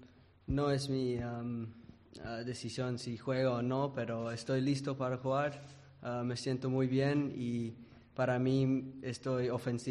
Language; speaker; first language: Spanish; early bilingual, heritage; English